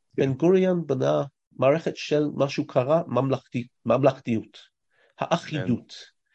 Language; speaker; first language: Hebrew; non-native, fluent; English